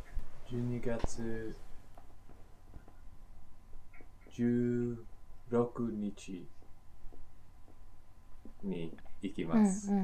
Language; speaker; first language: Japanese; non-native, learner; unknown